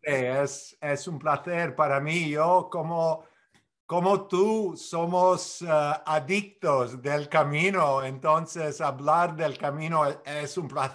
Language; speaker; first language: Spanish; non-native, fluent; English